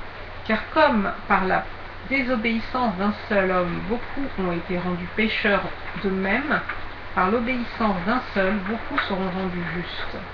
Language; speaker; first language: French; native; French